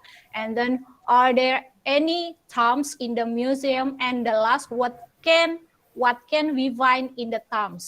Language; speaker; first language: English; non-native, local second language; Indonesian